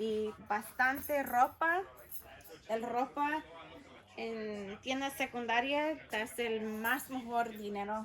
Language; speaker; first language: Spanish; early bilingual, heritage; Spanish